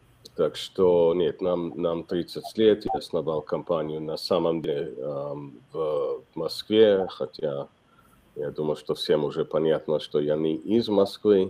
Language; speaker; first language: Russian; non-native, fluent; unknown